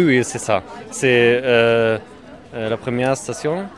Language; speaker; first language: French; non-native, learner; German